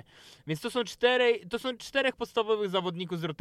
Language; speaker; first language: Polish; native; Polish